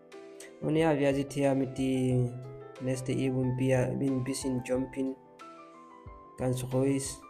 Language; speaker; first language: German; non-native, learner; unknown